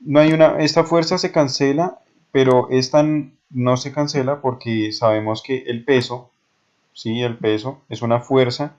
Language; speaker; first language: Spanish; native; Spanish